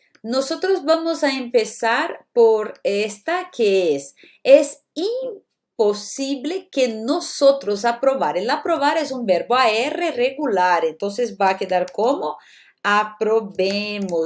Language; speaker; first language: Spanish; non-native, fluent; Portuguese